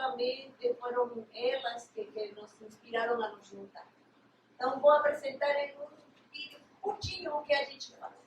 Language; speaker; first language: Portuguese; non-native, fluent; Spanish